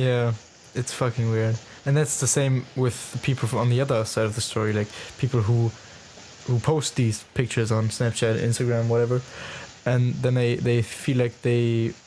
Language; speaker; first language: English; non-native, fluent; German